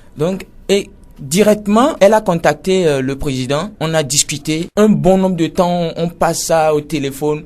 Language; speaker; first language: French; non-native, local second language; Ewe